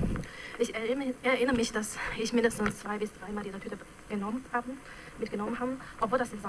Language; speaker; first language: German; non-native, fluent; Chinese